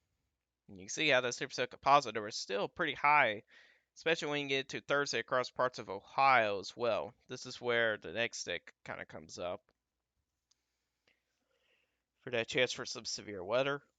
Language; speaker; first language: English; native; English